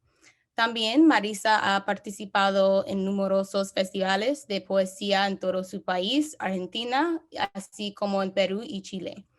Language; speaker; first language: Spanish; non-native, learner; English